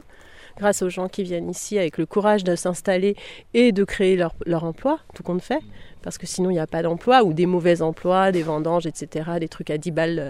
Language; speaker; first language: French; native; French